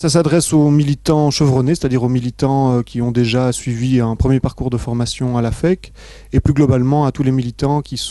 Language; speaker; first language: French; native; French